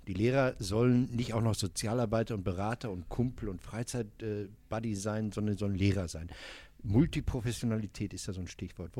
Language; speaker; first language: German; native; German